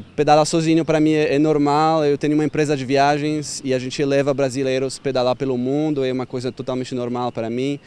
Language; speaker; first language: Portuguese; non-native, fluent; French